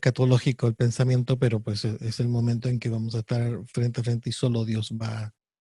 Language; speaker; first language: Spanish; native; Spanish